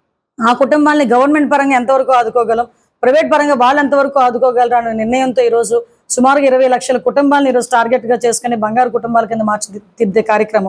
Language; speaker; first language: Telugu; native; Telugu